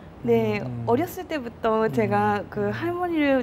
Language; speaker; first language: Korean; non-native, fluent; Japanese